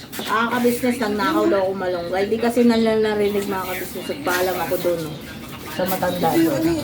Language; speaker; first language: Filipino; non-native, local second language; Iloko